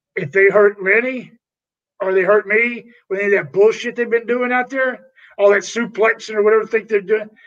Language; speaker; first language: English; native; English